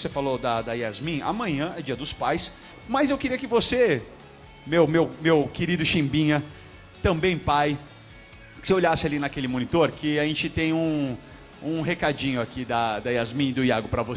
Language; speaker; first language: Portuguese; native; Portuguese